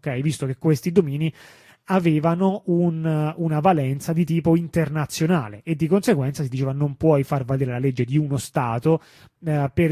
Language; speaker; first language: Italian; native; Italian